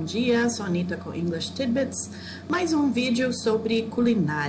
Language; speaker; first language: Portuguese; non-native, fluent; English